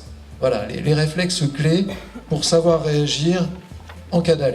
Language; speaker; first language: French; native; French